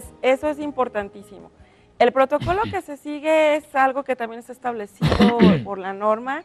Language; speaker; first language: Spanish; native; Spanish